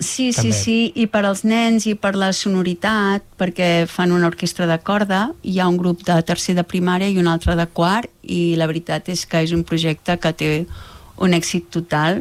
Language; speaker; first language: Catalan; native; Catalan